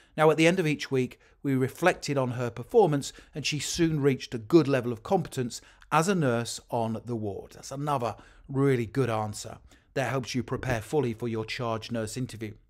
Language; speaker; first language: English; native; English